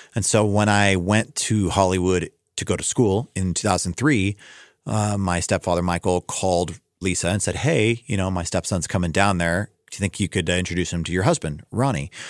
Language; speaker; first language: English; native; English